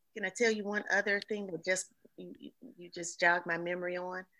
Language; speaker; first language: English; native; English